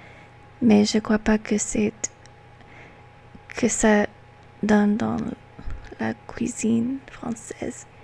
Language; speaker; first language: French; non-native, learner; English